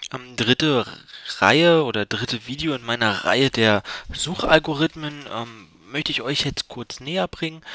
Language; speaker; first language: German; native; German